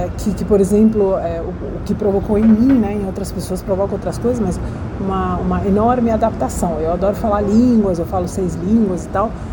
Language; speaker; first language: Portuguese; early bilingual, other home language; Spanish